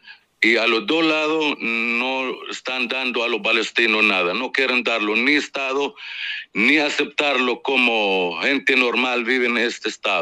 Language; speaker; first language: Spanish; non-native, fluent; Arabic